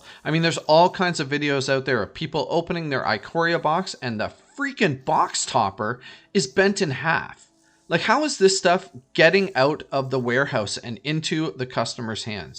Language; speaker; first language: English; native; English